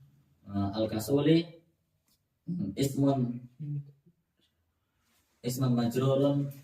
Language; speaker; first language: Arabic; non-native, learner; Indonesian